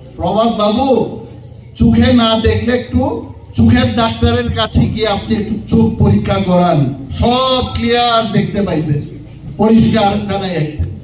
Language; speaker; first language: Bangla; non-native, local second language; Kok Borok